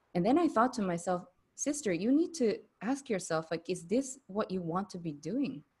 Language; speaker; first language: English; non-native, fluent; Spanish